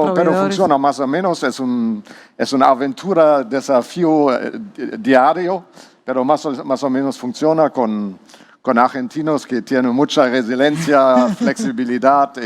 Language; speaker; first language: Spanish; non-native, learner; German